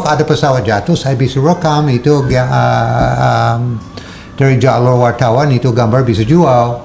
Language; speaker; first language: Indonesian; non-native, learner; English